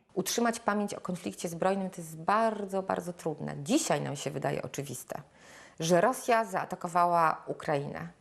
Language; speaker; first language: Polish; native; Polish